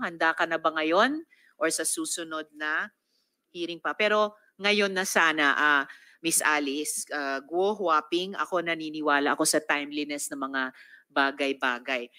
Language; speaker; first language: Filipino; native; Filipino